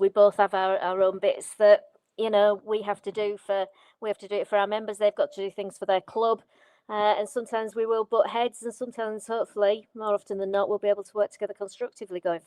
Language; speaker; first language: English; native; English